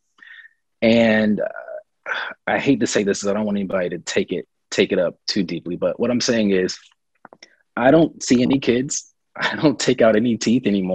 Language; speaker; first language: English; native; English